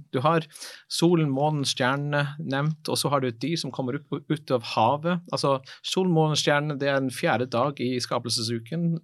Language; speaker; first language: Norwegian; non-native, fluent; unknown